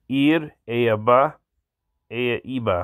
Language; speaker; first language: Spanish; non-native, learner; English